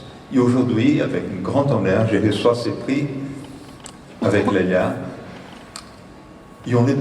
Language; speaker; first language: French; non-native, fluent; Portuguese